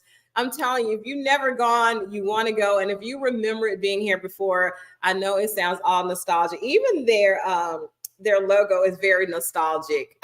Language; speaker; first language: English; native; English